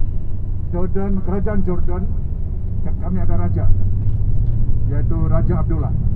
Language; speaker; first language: Indonesian; non-native, fluent; Arabic